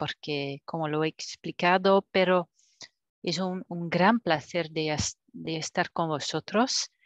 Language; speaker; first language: Spanish; non-native, fluent; French